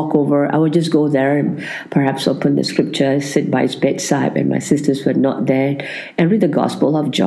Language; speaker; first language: English; non-native, local second language; Tamil